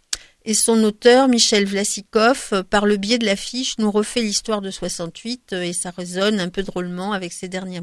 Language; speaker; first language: French; native; French